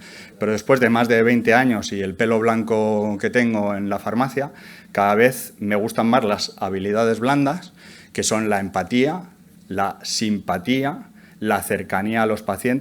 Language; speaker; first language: Spanish; native; Spanish